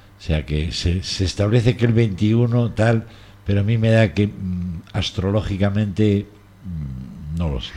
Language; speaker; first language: Spanish; native; Spanish